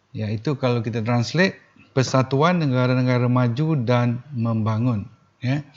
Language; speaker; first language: Malay; native; Malay